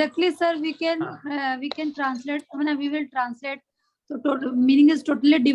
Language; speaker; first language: English; non-native, learner; Hindi